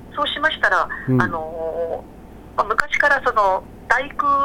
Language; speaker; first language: Japanese; native; Japanese